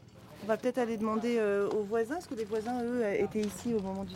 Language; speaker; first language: French; native; French